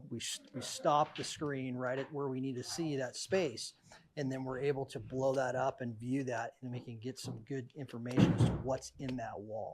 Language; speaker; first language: English; native; English